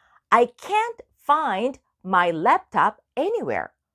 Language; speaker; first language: English; non-native, fluent; Korean